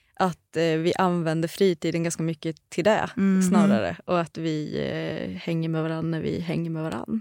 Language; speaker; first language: Swedish; native; Swedish